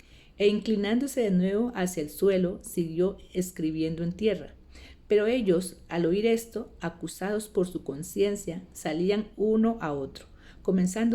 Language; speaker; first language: Spanish; native; Spanish